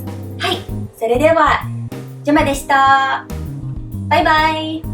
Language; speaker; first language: Japanese; non-native, learner; English